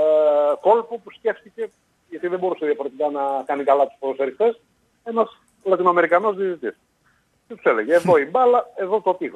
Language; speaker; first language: Greek; native; Greek